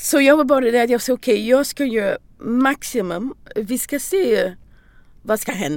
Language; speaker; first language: Swedish; non-native, learner; English